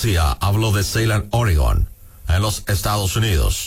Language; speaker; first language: Spanish; non-native, learner; English